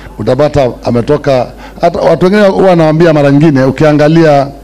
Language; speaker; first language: Swahili; non-native, local second language; Giryama